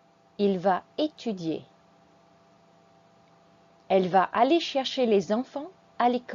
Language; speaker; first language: French; non-native, fluent; English